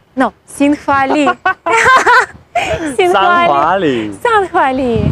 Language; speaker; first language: English; non-native, learner; Ukrainian